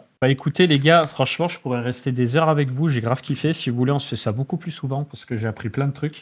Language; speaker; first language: French; native; French